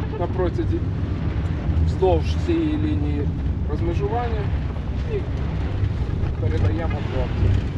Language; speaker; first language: Ukrainian; native; Ukrainian